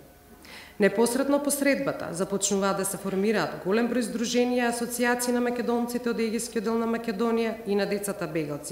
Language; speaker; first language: Macedonian; native; Macedonian